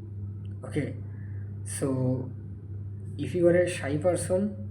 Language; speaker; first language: English; non-native, learner; Bangla